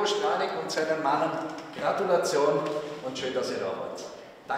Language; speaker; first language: German; native; German